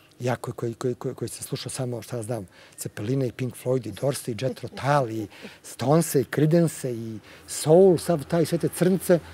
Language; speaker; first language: Serbian; native; Serbian